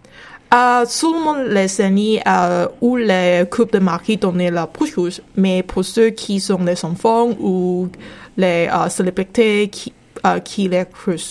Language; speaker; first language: French; non-native, learner; Chinese